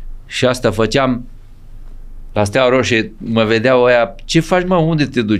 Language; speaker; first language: Romanian; non-native, local second language; Serbian